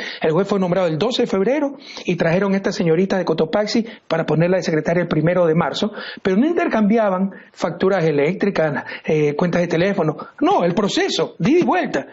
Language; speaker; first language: Spanish; native; Spanish